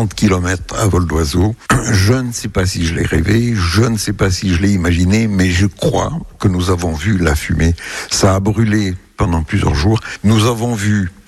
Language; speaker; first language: French; native; French